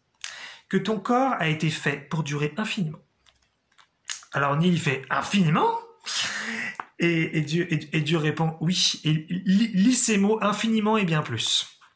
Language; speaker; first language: French; native; French